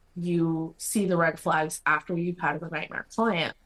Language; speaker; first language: English; non-native, fluent; Spanish